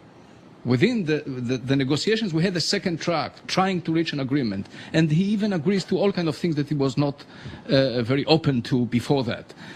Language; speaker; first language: English; non-native, fluent; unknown